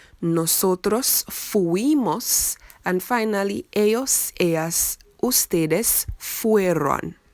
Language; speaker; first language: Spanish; non-native, fluent; English